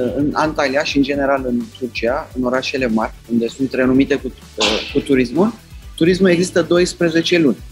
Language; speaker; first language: Romanian; non-native, fluent; Turkish